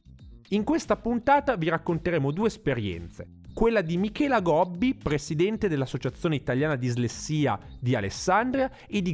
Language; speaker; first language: Italian; native; Italian